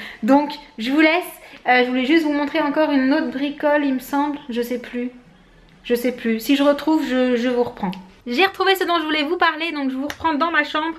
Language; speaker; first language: French; native; French